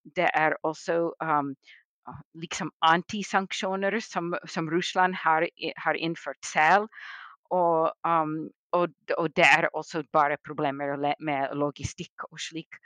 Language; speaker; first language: Norwegian; non-native, fluent; English